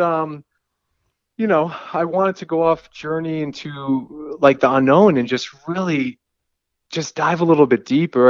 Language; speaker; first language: English; native; English